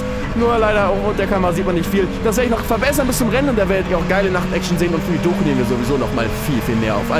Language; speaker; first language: German; native; German